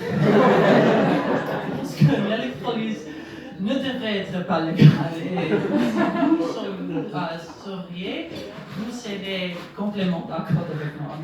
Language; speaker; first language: French; non-native, learner; English